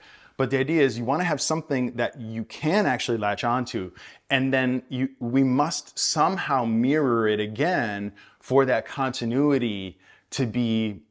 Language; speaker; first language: English; native; English